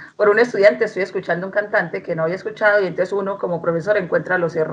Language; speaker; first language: Spanish; native; Spanish